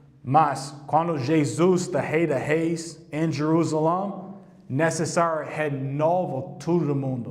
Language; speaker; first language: Portuguese; non-native, learner; English